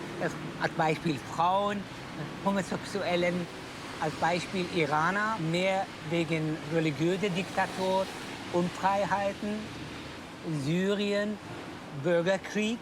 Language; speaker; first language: German; non-native, fluent; Persian